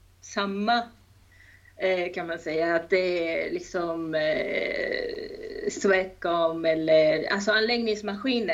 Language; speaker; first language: Swedish; non-native, fluent; Spanish